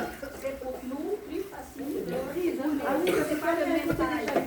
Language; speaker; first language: French; non-native, learner; Vietnamese